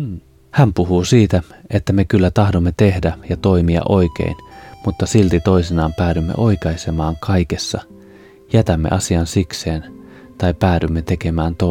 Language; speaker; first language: Finnish; native; Finnish